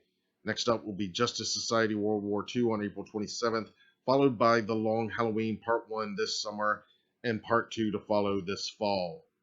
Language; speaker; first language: English; native; English